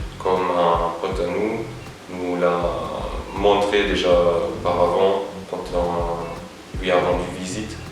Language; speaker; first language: French; non-native, local second language; Luxembourgish